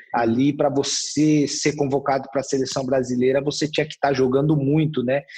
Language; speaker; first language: Portuguese; native; Portuguese